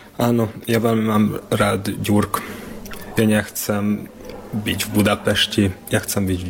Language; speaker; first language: Slovak; non-native, local second language; Hungarian